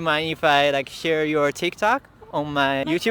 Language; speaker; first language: English; non-native, fluent; Japanese